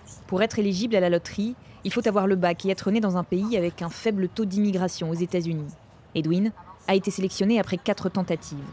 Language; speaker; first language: French; native; French